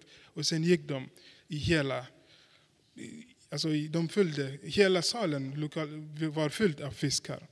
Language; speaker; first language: Swedish; non-native, fluent; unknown